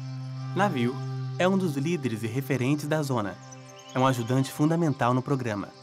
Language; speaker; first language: Portuguese; native; Portuguese